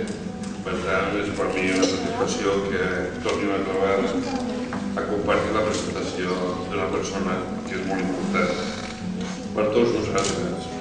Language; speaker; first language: Catalan; non-native, local second language; Spanish